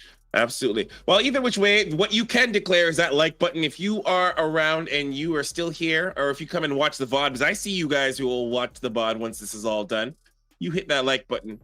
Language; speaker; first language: English; native; English